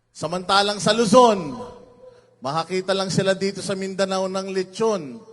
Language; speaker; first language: Filipino; native; Filipino